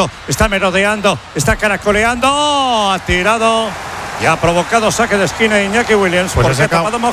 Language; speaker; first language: Spanish; native; Spanish